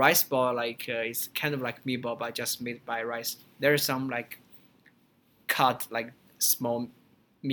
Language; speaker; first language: English; non-native, learner; Chinese